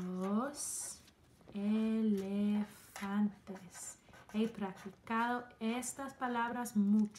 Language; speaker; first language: Spanish; non-native, fluent; English